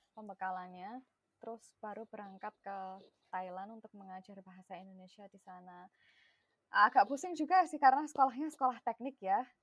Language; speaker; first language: Indonesian; non-native, local second language; Javanese